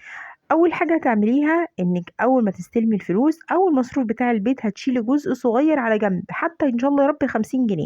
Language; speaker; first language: Arabic; native; Arabic